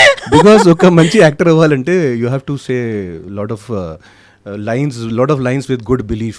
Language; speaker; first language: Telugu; non-native, fluent; Hindi